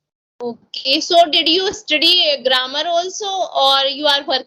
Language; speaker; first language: English; non-native, local second language; Hindi